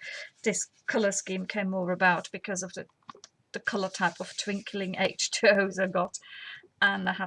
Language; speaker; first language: English; native; English